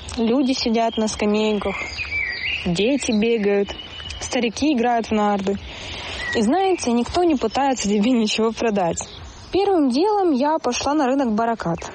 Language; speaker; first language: Russian; native; Russian